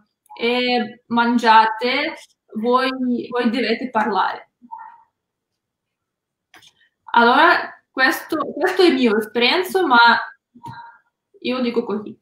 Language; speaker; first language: Italian; non-native, learner; Russian